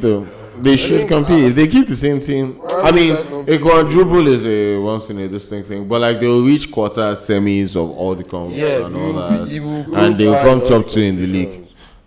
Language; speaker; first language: English; non-native, local second language; Yoruba